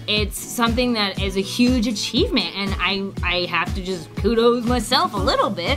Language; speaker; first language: English; native; English